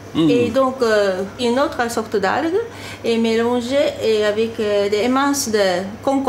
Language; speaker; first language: French; non-native, fluent; Japanese